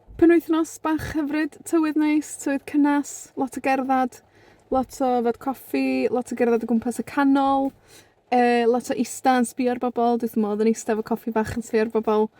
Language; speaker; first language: Welsh; native; Welsh